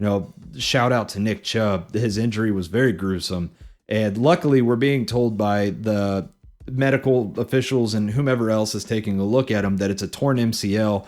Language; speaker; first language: English; native; English